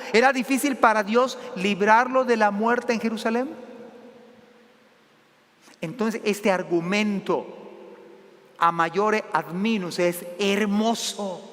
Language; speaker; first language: Spanish; native; Spanish